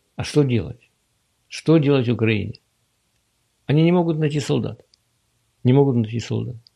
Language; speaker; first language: Russian; native; Russian